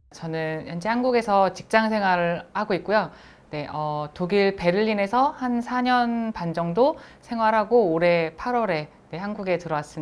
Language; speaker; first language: Korean; native; Korean